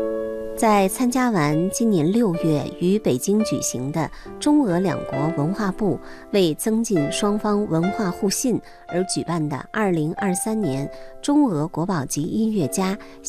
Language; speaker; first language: Chinese; native; Chinese